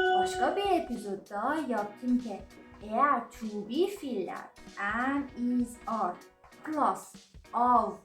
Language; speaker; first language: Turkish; non-native, learner; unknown